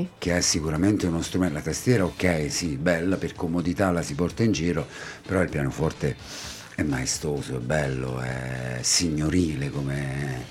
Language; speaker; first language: Italian; native; Italian